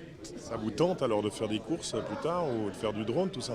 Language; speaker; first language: French; native; French